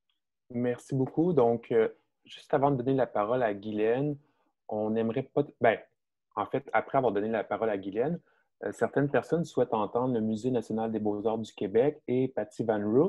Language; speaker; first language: French; native; French